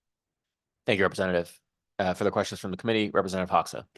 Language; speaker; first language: English; native; English